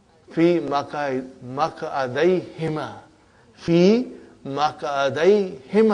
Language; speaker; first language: Arabic; non-native, fluent; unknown